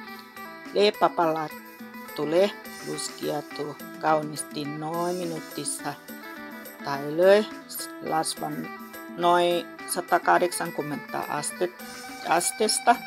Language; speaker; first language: Finnish; non-native, learner; Northeastern Thai